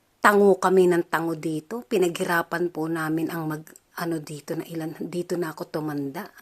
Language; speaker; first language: Filipino; native; Filipino